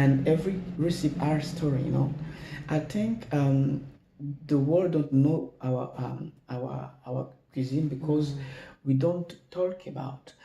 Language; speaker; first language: English; non-native, learner; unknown